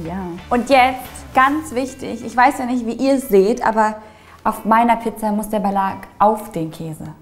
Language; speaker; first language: German; native; German